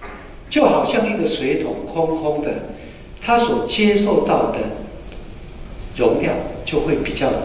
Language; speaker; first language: Chinese; native; Chinese